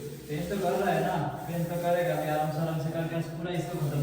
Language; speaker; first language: Hindi; non-native, local second language; Bangla